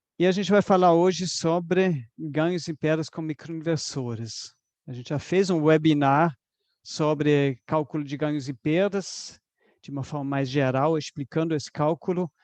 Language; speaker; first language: Portuguese; non-native, fluent; German